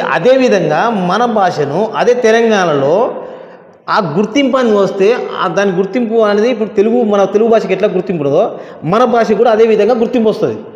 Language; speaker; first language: Telugu; non-native, local second language; Lambadi